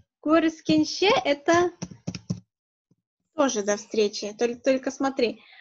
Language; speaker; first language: Russian; native; Russian